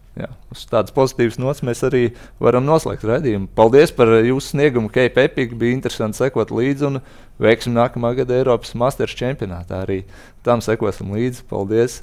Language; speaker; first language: Latvian; native; Latvian